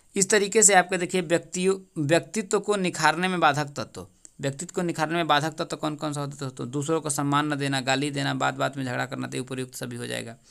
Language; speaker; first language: Hindi; native; Hindi